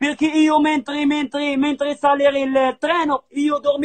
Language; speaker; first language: Italian; non-native, learner; Arabic